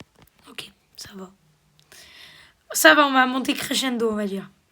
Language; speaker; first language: French; native; French